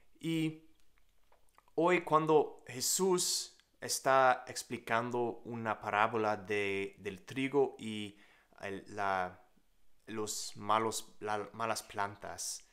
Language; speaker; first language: Spanish; non-native, learner; English